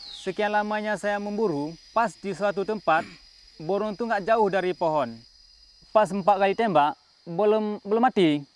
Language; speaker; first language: Indonesian; native; Indonesian